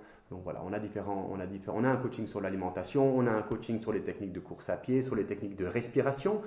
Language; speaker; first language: French; native; French